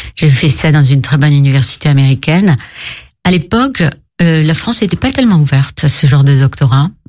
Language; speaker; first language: French; native; French